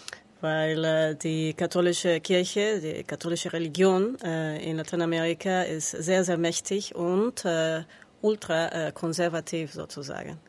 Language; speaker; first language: German; non-native, learner; Spanish